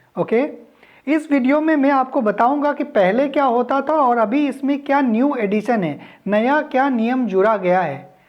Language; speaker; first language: Hindi; native; Hindi